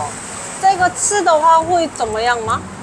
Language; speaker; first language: Chinese; non-native, fluent; Korean